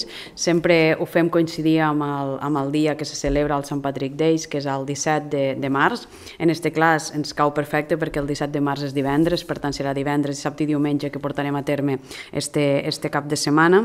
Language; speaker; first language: Catalan; native; Catalan